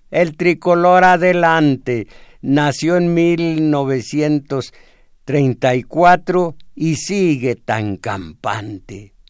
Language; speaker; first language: Spanish; native; Spanish